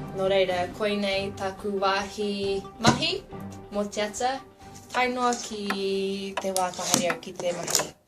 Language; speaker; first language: Māori; non-native, local second language; English